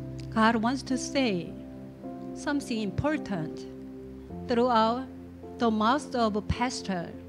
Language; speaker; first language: English; non-native, learner; Korean